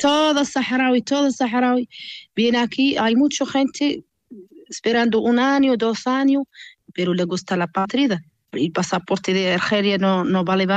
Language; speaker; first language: Spanish; non-native, learner; Arabic